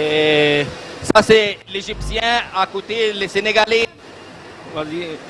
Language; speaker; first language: French; non-native, learner; Arabic